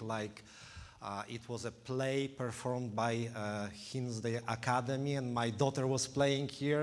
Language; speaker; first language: English; non-native, fluent; Polish